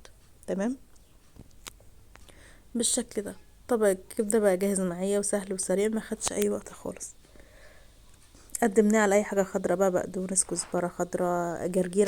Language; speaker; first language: Arabic; native; Arabic